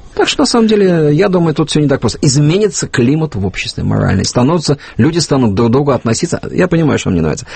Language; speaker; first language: Russian; native; Russian